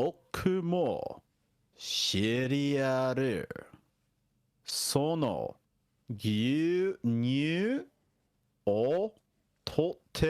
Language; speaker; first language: Japanese; non-native, learner; English